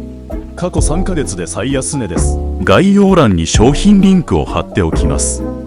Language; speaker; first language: Japanese; native; Japanese